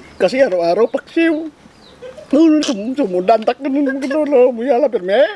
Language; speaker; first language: Filipino; non-native, local second language; Hiligaynon